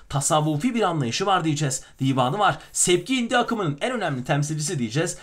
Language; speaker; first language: Turkish; native; Turkish